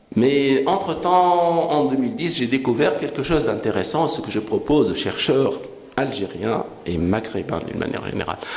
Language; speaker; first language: French; non-native, local second language; Arabic